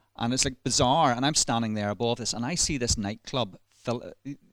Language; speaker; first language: English; native; English